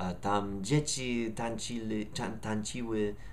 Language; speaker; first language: Polish; non-native, learner; English